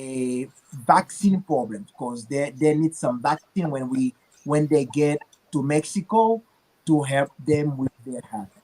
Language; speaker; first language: English; non-native, learner; Haitian Creole